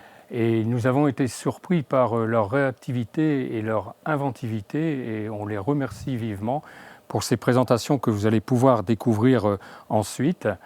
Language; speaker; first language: French; native; French